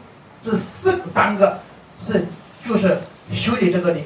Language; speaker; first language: Chinese; non-native, fluent; Tibetan